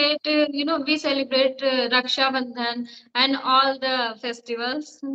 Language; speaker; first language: English; non-native, learner; Hindi